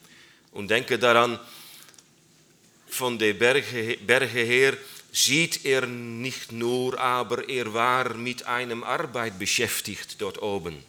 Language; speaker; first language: German; non-native, learner; Dutch